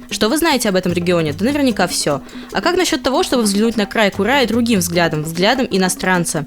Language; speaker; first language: Russian; native; Russian